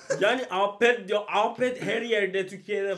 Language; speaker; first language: Turkish; non-native, learner; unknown